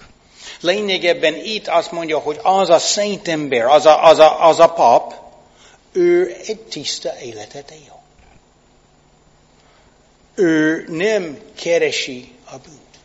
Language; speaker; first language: Hungarian; non-native, fluent; English